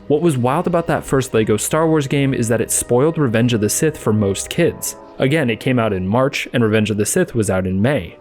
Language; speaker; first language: English; native; English